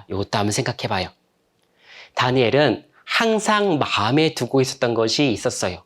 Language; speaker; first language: Korean; native; Korean